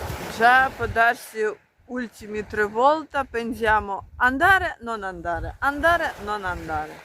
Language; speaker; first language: Italian; non-native, learner; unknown